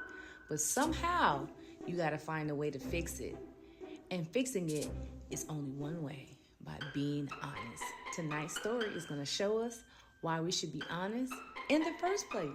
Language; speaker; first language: English; native; English